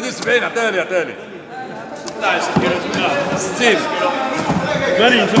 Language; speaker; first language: Arabic; native; Arabic